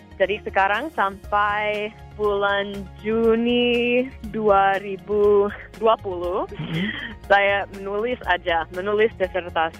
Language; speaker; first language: Indonesian; non-native, fluent; English